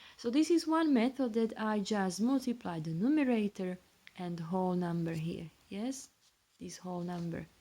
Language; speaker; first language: English; non-native, fluent; Slovak